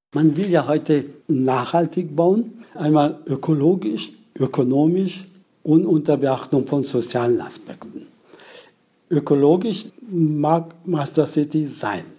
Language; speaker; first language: German; non-native, fluent; Persian